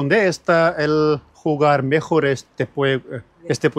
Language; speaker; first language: Spanish; non-native, learner; Urdu